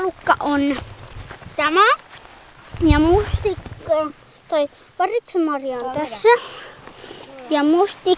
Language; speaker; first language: Finnish; early bilingual, heritage; Finnish